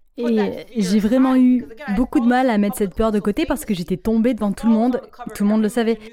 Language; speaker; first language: French; non-native, local second language; English